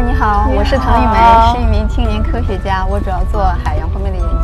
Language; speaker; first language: Chinese; native; Chinese